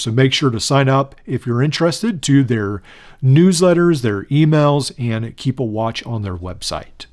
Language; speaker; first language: English; native; English